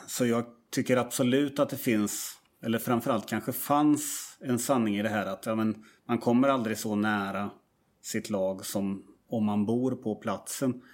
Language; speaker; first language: Swedish; native; Swedish